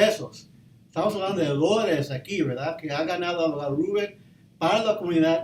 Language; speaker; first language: Spanish; early bilingual, heritage; Spanish